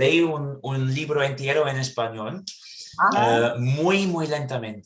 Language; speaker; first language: Spanish; non-native, learner; English